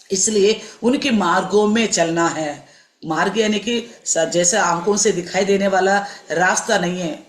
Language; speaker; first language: Hindi; non-native, local second language; Telugu